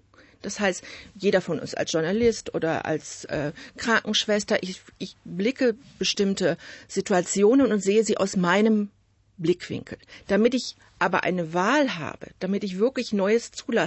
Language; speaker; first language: German; native; German